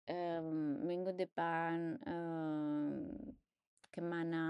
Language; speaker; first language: Indonesian; non-native, learner; English